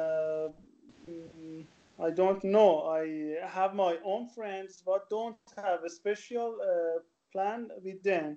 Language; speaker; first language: English; non-native, learner; Persian